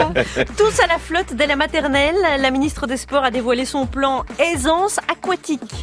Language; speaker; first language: French; native; French